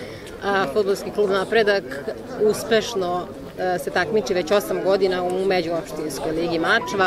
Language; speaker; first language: Serbian; native; Serbian